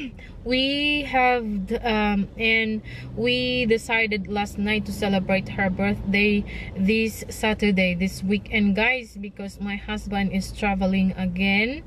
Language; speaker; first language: English; non-native, local second language; Filipino